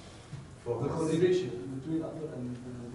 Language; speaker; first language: English; non-native, learner; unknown